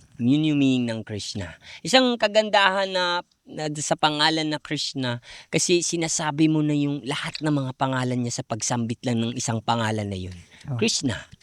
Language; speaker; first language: Filipino; non-native, local second language; Cebuano